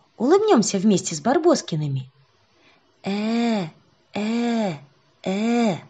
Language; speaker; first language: Russian; non-native, local second language; Kazakh